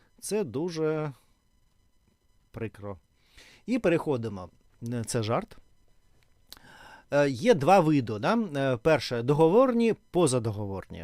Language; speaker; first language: Ukrainian; non-native, learner; Russian